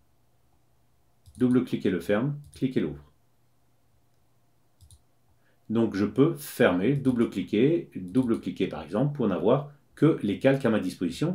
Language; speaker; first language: French; native; French